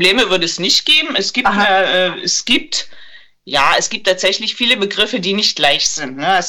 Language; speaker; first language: German; native; German